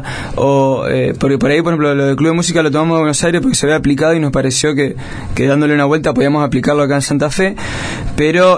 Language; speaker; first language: Spanish; native; Spanish